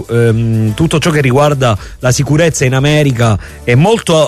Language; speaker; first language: Italian; native; Italian